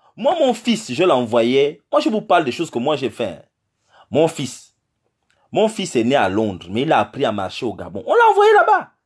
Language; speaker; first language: French; non-native, local second language; Fang